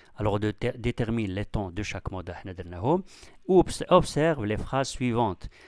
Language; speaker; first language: French; non-native, local second language; Arabic